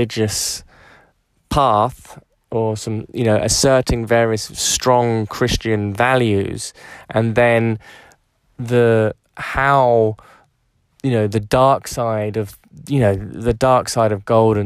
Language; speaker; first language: English; native; English